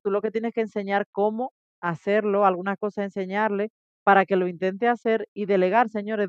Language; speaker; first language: Spanish; native; Spanish